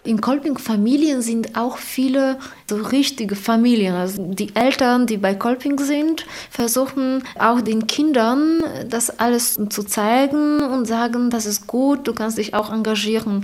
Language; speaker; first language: German; non-native, fluent; Polish